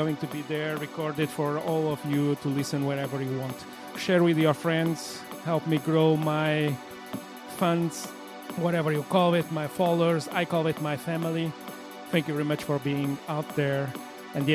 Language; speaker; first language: English; non-native, fluent; Portuguese